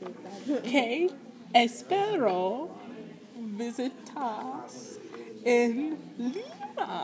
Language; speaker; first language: Spanish; non-native, learner; English